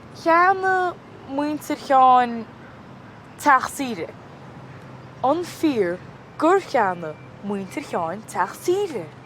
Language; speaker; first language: Irish; native; Irish